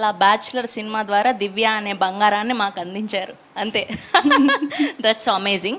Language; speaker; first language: Telugu; native; Telugu